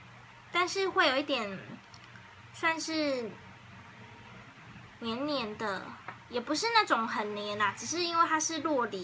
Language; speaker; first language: Chinese; native; Chinese